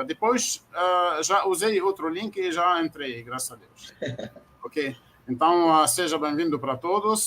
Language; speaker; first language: Portuguese; non-native, fluent; Arabic